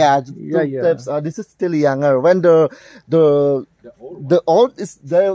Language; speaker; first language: English; non-native, learner; Indonesian